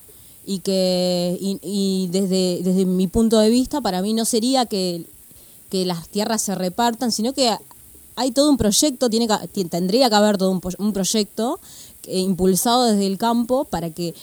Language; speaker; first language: Spanish; native; Spanish